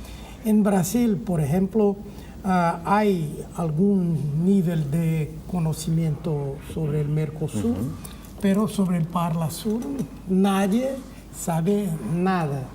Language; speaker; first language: Spanish; non-native, fluent; Portuguese